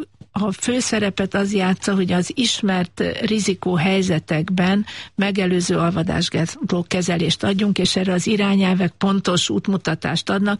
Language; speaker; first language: Hungarian; native; Hungarian